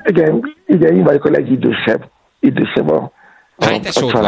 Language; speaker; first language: Hungarian; non-native, fluent; Yoruba